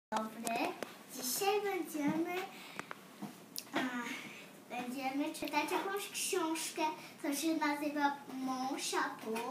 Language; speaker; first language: Polish; early bilingual, heritage; Polish